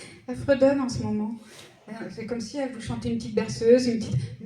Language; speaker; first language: French; native; French